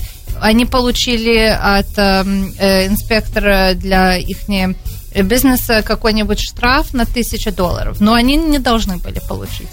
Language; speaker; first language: Russian; early bilingual, heritage; Russian